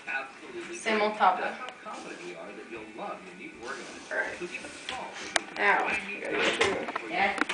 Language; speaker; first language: French; non-native, learner; English